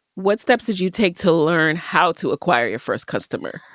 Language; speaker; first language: English; native; English